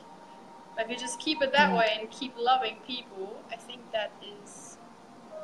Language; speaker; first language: English; non-native, fluent; German